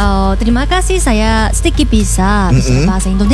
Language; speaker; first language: Indonesian; non-native, learner; Korean